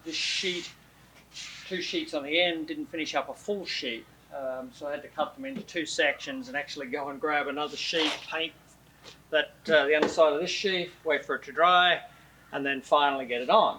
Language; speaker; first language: English; native; English